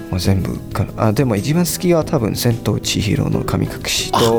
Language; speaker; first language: Japanese; non-native, learner; Chinese